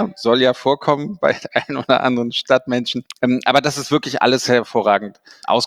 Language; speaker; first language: German; native; German